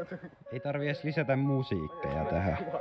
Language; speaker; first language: Finnish; native; Finnish